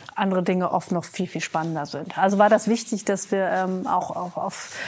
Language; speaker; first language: German; native; German